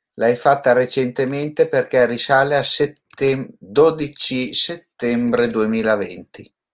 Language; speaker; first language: Italian; native; Italian